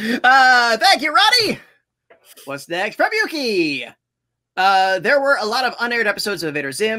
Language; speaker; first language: English; native; English